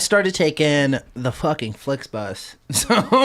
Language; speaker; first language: English; native; English